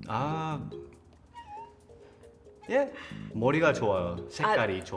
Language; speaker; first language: Korean; non-native, learner; English